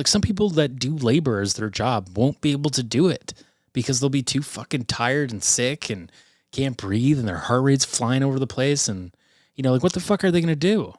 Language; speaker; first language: English; native; English